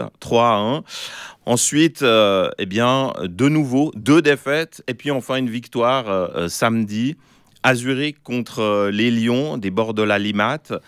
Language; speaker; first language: French; native; French